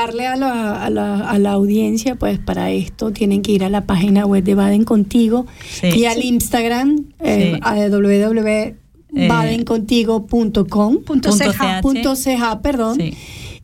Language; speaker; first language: Spanish; native; Spanish